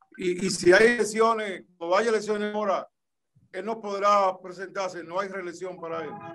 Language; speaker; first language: Spanish; native; Spanish